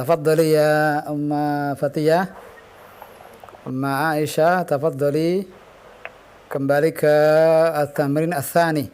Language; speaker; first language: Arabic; non-native, fluent; Indonesian